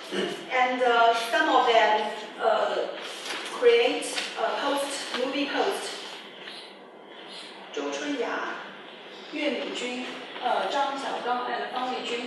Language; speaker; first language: English; non-native, learner; Chinese